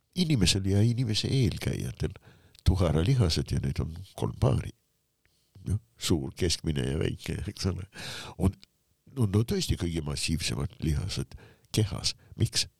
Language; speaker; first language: Estonian; non-native, local second language; Russian